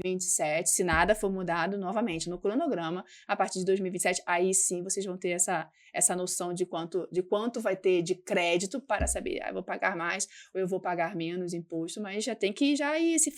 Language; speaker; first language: Portuguese; native; Portuguese